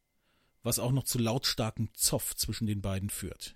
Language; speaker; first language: German; native; German